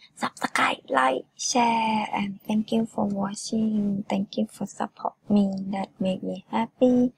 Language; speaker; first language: English; non-native, learner; Thai